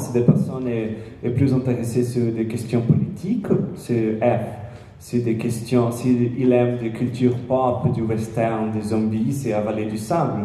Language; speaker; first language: French; non-native, learner; Portuguese